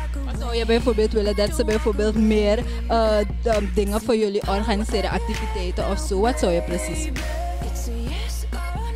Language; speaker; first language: Dutch; native; Dutch